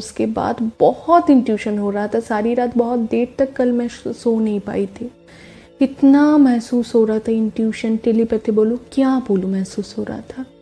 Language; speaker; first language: Hindi; non-native, local second language; Bangla